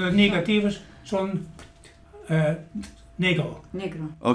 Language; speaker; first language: Spanish; non-native, learner; Dutch